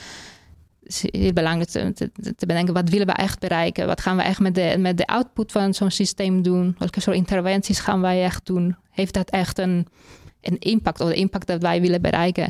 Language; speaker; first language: Dutch; non-native, fluent; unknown